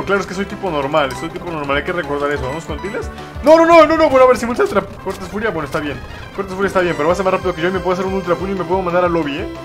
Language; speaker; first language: Spanish; native; Spanish